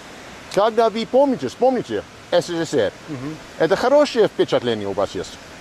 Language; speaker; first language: Russian; non-native, learner; English